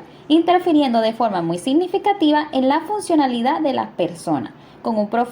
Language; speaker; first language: Spanish; native; Spanish